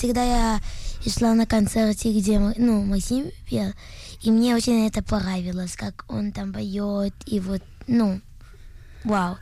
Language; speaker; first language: Russian; early bilingual, other home language; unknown